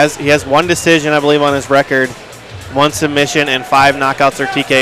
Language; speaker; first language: English; native; English